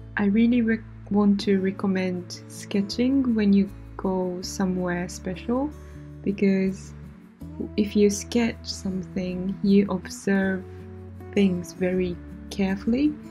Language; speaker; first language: English; non-native, fluent; Japanese